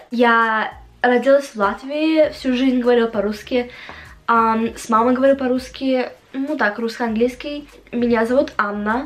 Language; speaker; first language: Russian; early bilingual, heritage; Russian